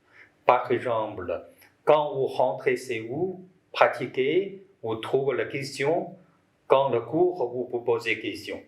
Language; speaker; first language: French; non-native, learner; Chinese